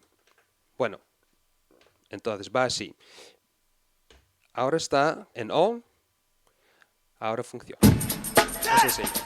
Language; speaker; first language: Spanish; non-native, fluent; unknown